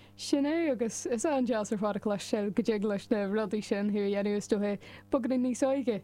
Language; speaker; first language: Irish; native; Irish